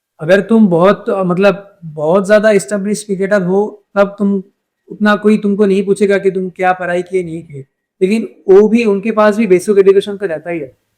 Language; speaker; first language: Hindi; non-native, local second language; Bangla